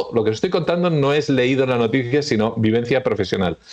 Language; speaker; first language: Spanish; early bilingual, heritage; Spanish